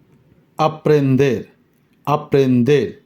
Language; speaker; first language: Spanish; non-native, learner; Bangla